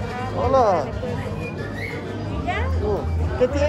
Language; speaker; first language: Spanish; non-native, learner; English